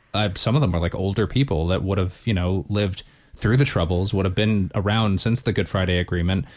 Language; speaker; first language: English; native; English